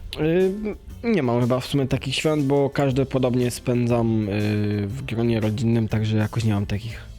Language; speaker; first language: Polish; native; Polish